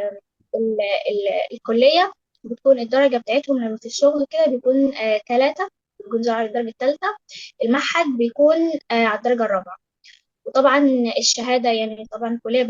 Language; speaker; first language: Arabic; native; Arabic